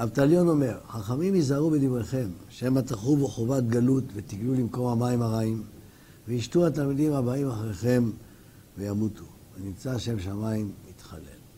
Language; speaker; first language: Hebrew; native; Hebrew